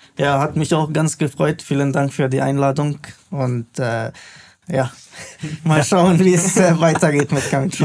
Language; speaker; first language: German; non-native, fluent; Arabic